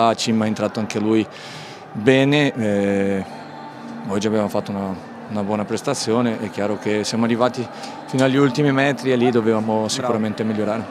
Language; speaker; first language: Italian; non-native, fluent; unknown